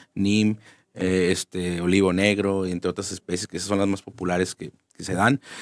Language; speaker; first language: Spanish; native; Spanish